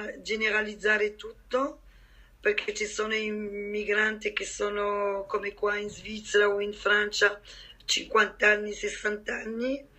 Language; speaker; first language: Italian; non-native, fluent; French